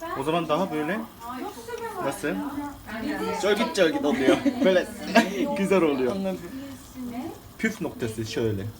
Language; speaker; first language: Turkish; non-native, fluent; Korean